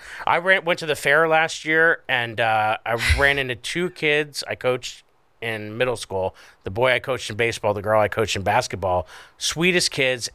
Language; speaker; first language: English; native; English